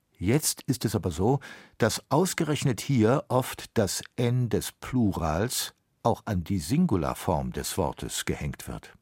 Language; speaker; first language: German; native; German